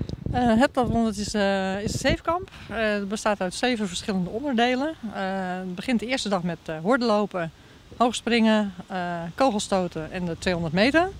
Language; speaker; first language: Dutch; native; Dutch